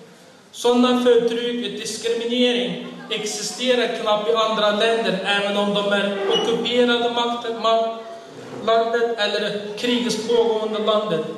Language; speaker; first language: Swedish; non-native, fluent; Uyghur